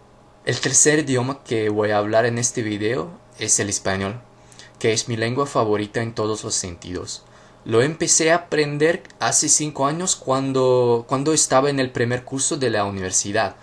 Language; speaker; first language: Spanish; non-native, fluent; Russian